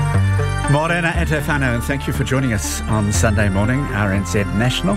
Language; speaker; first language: English; native; English